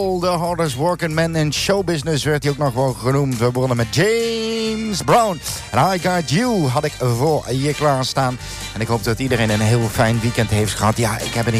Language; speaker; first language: Dutch; native; Dutch